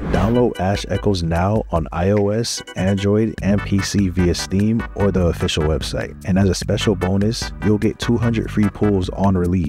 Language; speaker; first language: English; native; English